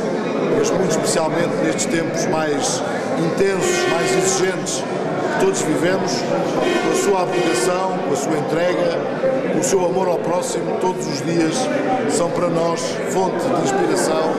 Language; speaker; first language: Portuguese; native; Portuguese